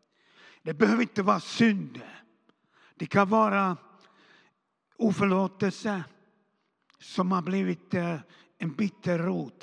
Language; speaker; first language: Swedish; non-native, fluent; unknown